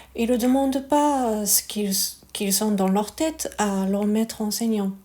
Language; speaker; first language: French; non-native, fluent; Japanese